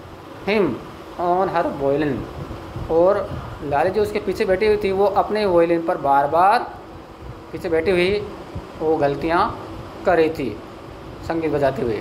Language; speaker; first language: Hindi; native; Hindi